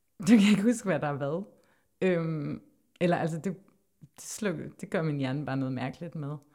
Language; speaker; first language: Danish; native; Danish